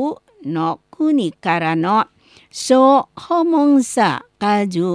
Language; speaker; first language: Japanese; non-native, learner; Indonesian